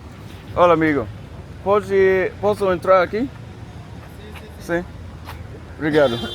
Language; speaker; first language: Portuguese; non-native, learner; English